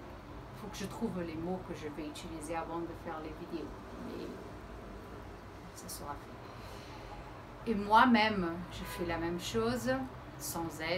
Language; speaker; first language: French; early bilingual, heritage; Portuguese